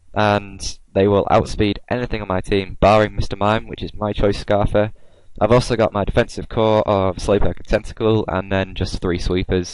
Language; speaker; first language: English; native; English